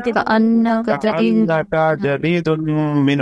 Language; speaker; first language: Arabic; non-native, learner; Urdu